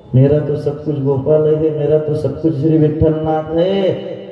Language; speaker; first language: Hindi; non-native, local second language; Marathi